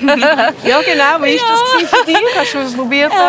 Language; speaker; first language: German; native; German